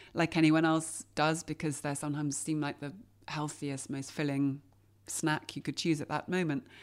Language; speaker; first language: English; native; English